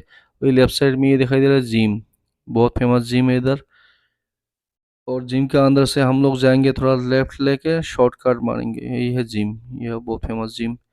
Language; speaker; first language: Hindi; non-native, local second language; Assamese